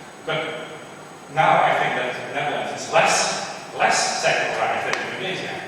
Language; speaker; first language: English; non-native, fluent; Dutch